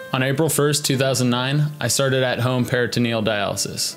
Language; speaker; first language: English; native; English